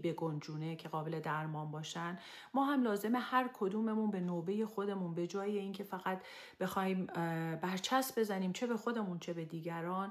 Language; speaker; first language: Persian; native; Persian